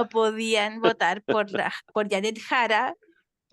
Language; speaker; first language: Spanish; native; Spanish